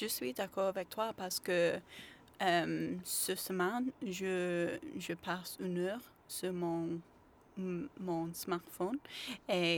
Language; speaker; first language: French; non-native, learner; English